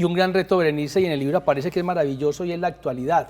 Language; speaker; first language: Spanish; native; Spanish